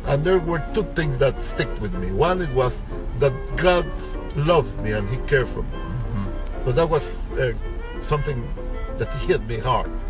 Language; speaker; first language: English; non-native, fluent; Spanish